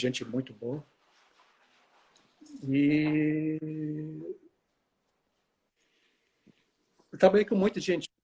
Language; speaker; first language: Portuguese; non-native, fluent; English